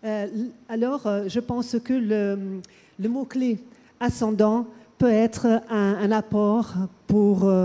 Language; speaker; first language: French; non-native, fluent; Portuguese